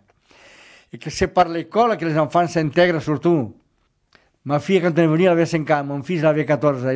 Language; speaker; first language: French; non-native, fluent; Catalan